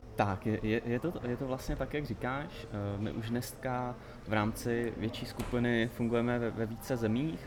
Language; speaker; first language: Czech; native; Czech